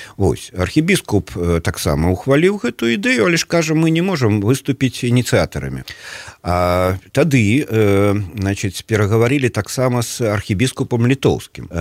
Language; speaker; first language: Belarusian; native; Belarusian